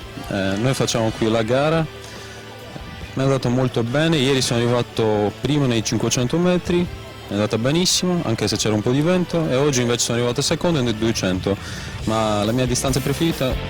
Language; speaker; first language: Italian; non-native, learner; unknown